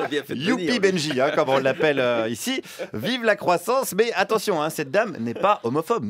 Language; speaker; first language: French; native; French